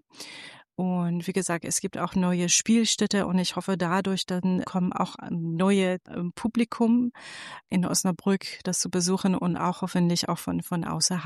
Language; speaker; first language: German; non-native, fluent; Persian